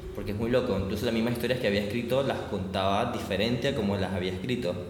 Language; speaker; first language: Spanish; native; Spanish